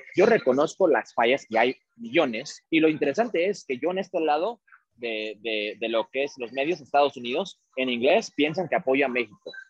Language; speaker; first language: Spanish; early bilingual, heritage; Spanish